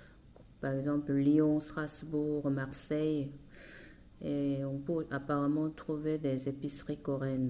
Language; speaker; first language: French; non-native, fluent; Korean